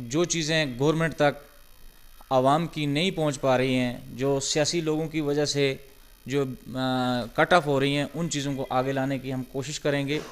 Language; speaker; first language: Urdu; non-native, local second language; Pahari-Potwari